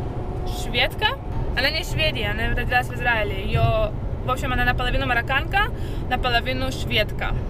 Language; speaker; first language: Russian; early bilingual, heritage; Russian